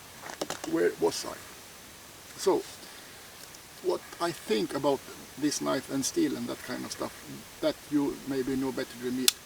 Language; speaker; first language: English; non-native, fluent; Swedish